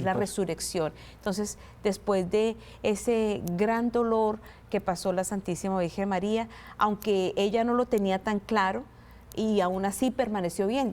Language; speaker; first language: Spanish; native; Spanish